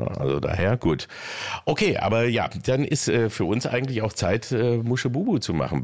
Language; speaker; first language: German; native; German